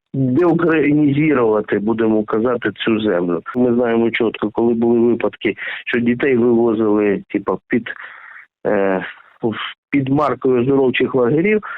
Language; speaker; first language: Ukrainian; native; Ukrainian